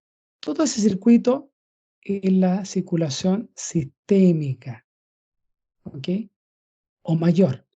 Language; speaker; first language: Spanish; native; Spanish